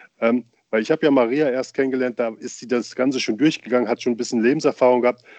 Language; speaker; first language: German; native; German